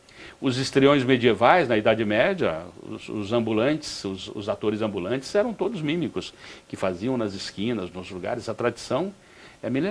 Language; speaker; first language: Portuguese; native; Portuguese